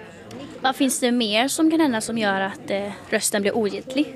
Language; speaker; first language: Swedish; native; Swedish